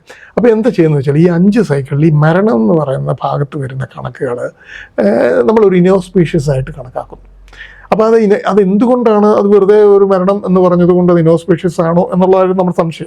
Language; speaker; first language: Malayalam; native; Malayalam